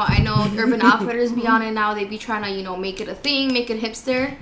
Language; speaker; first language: English; early bilingual, other home language; Spanish